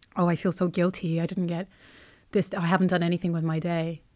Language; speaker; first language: English; non-native, fluent; Arabic